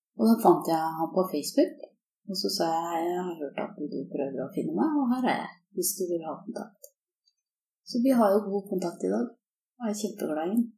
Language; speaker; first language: Norwegian; early bilingual, other home language; Korean